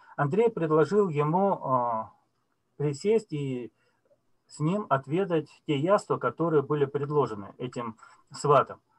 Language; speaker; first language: Russian; native; Russian